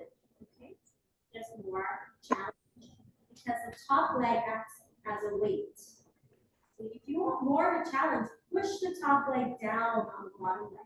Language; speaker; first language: English; native; English